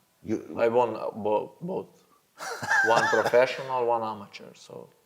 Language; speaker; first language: English; non-native, learner; Slovenian